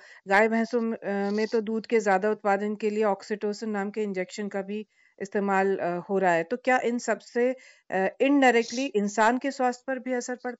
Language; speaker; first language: Hindi; native; Hindi